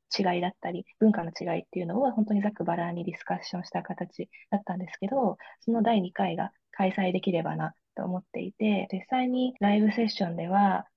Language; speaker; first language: Japanese; native; Japanese